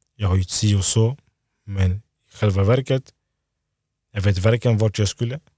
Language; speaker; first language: Swedish; early bilingual, other home language; Lingala